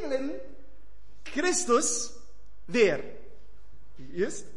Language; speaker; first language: Dutch; non-native, fluent; German